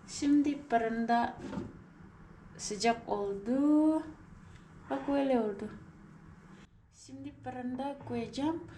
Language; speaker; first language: Turkish; non-native, learner; Indonesian